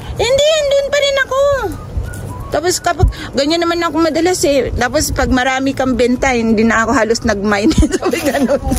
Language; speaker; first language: Filipino; native; Filipino